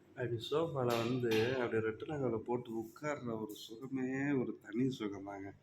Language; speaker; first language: Tamil; native; Tamil